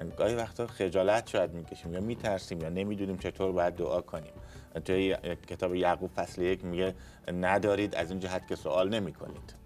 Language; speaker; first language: Persian; native; Persian